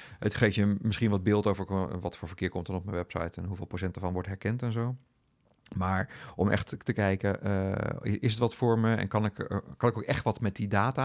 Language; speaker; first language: Dutch; native; Dutch